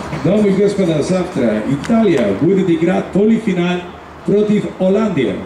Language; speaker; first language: Russian; non-native, learner; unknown